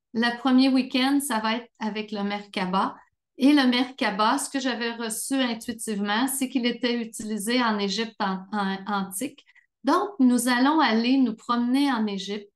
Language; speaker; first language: French; native; French